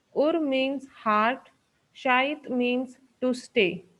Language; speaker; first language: English; non-native, local second language; Hindi